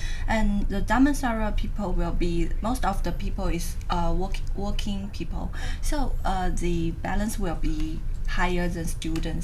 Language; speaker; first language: English; non-native, learner; Chinese